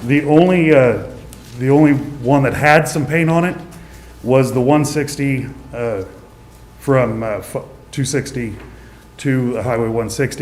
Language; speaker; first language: English; native; English